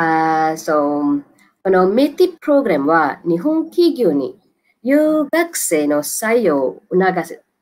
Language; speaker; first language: Japanese; non-native, learner; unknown